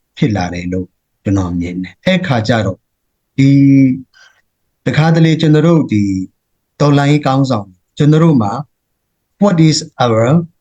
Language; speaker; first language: Burmese; non-native, local second language; Hakha Chin